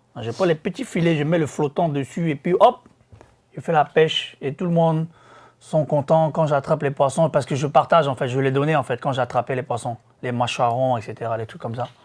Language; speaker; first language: French; non-native, local second language; Korean